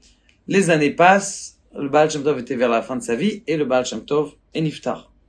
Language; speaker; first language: French; native; French